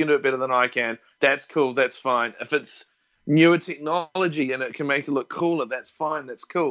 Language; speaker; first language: English; native; English